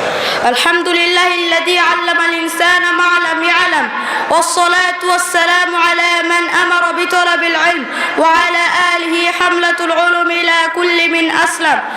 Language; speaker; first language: Arabic; non-native, learner; Bangla